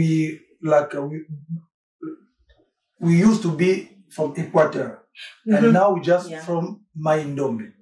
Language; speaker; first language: English; non-native, learner; French